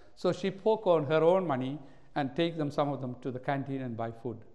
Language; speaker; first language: English; non-native, local second language; Malayalam